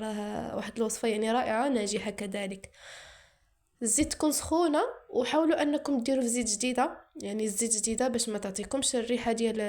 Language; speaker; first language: Arabic; native; Arabic